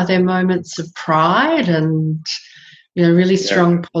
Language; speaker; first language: English; native; English